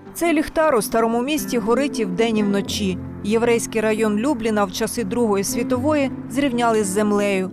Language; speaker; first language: Ukrainian; native; Ukrainian